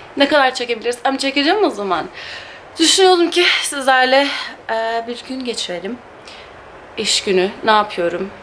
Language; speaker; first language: Turkish; early bilingual, heritage; Turkish